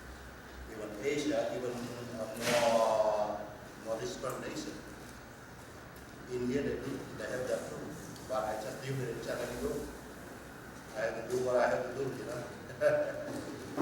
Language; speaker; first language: English; non-native, learner; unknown